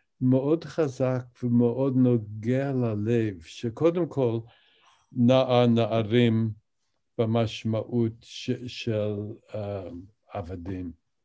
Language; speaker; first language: Hebrew; non-native, fluent; English